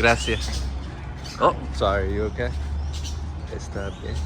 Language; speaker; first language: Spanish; non-native, learner; English